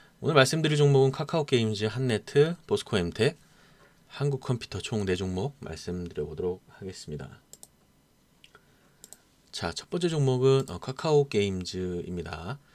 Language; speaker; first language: Korean; native; Korean